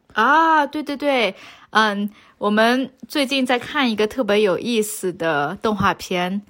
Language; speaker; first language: Chinese; native; Chinese